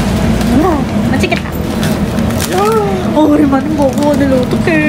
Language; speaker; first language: Korean; non-native, fluent; Indonesian